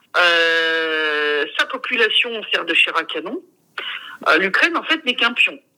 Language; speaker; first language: French; native; French